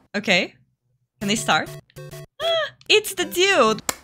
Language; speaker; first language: English; non-native, fluent; Portuguese